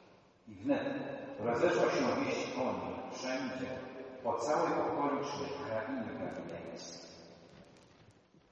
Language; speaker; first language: Polish; native; Polish